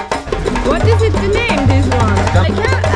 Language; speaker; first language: English; non-native, learner; Turkish